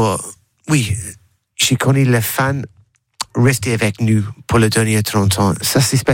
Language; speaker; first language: French; non-native, learner; English